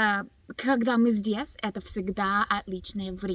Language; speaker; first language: Russian; non-native, learner; English